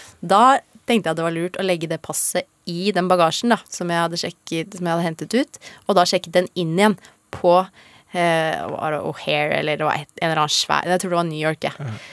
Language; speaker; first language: Norwegian; native; Norwegian